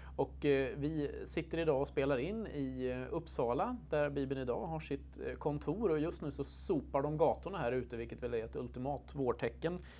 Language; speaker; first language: Swedish; native; Swedish